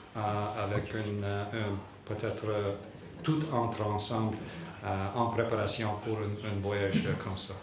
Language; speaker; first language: French; non-native, learner; English